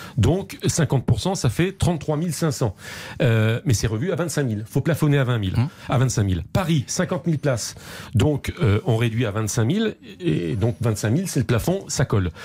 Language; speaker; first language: French; native; French